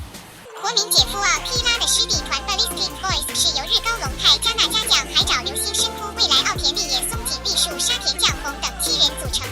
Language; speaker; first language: Chinese; native; Chinese